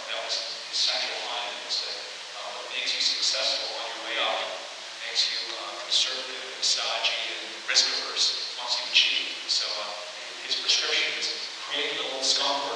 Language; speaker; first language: English; native; English